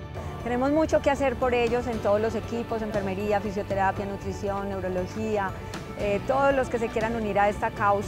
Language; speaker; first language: Spanish; native; Spanish